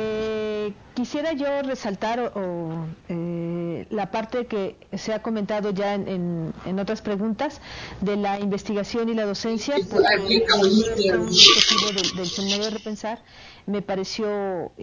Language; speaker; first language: Spanish; native; Spanish